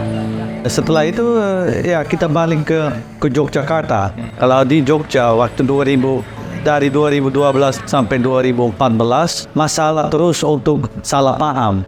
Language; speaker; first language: Indonesian; non-native, learner; Dutch